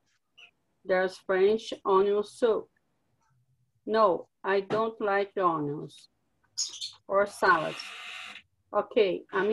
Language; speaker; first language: English; non-native, learner; Portuguese